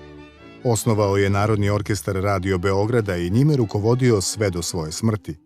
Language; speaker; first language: Bosnian; native; Bosnian